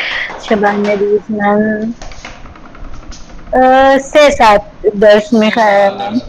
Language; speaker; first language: Persian; non-native, learner; Urdu